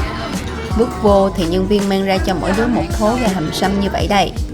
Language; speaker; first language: Vietnamese; native; Vietnamese